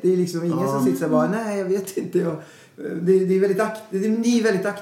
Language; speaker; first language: Swedish; native; Swedish